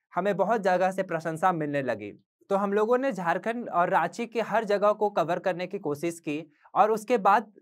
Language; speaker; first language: Hindi; native; Hindi